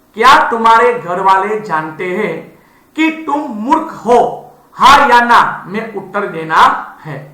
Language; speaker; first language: Hindi; non-native, local second language; Gujarati